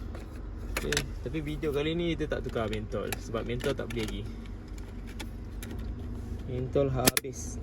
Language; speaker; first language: Malay; native; Malay